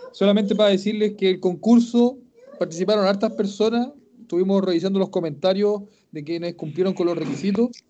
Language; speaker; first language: Spanish; native; Spanish